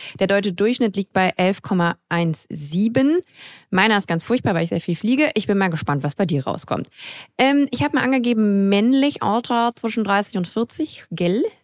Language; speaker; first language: German; native; German